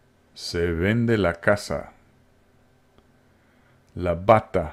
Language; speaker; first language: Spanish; non-native, fluent; English